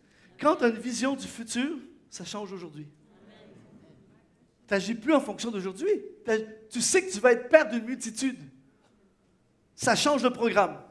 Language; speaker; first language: French; native; French